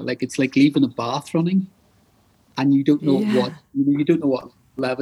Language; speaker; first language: English; native; English